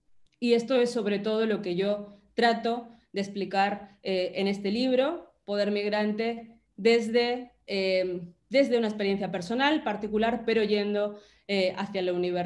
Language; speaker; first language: Spanish; native; Spanish